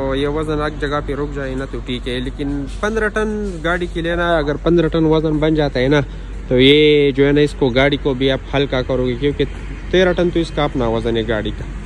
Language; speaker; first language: Urdu; non-native, local second language; Pashto